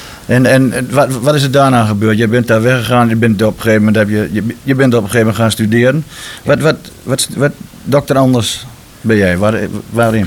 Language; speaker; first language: Dutch; native; Dutch